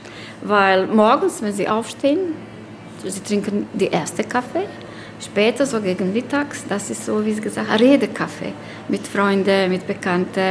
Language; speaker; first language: German; non-native, learner; Bosnian